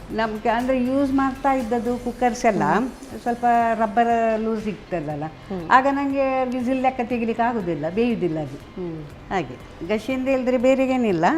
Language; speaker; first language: Kannada; non-native, local second language; Konkani